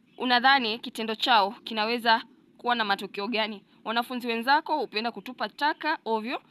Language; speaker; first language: Swahili; non-native, local second language; Gusii